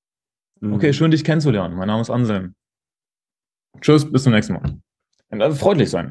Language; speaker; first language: German; native; German